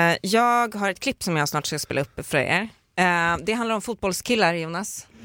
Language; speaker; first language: Swedish; native; Swedish